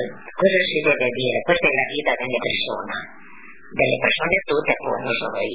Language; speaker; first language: Italian; non-native, local second language; Friulian